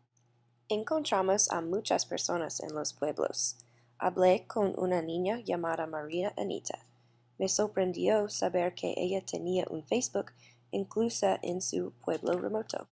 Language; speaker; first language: Spanish; non-native, learner; English